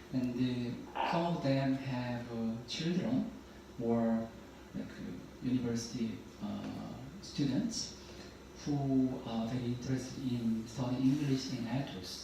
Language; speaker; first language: English; non-native, learner; Korean